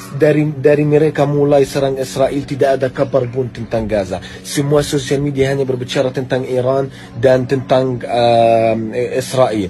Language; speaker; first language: Indonesian; non-native, fluent; Arabic